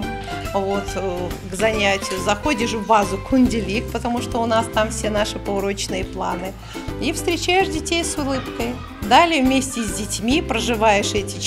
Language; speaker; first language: Russian; native; Russian